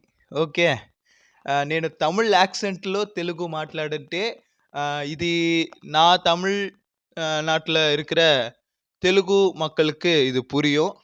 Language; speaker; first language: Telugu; non-native, learner; Tamil